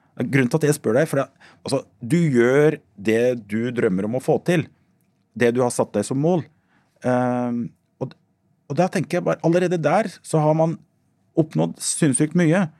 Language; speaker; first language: Norwegian; early bilingual, other home language; Arabic